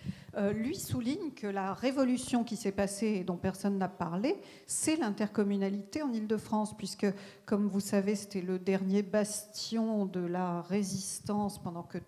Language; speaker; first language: French; native; French